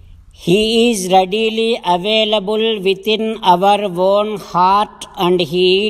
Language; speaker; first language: English; non-native, local second language; Telugu